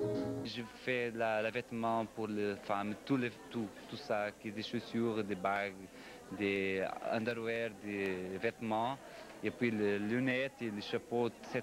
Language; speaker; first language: French; non-native, learner; Portuguese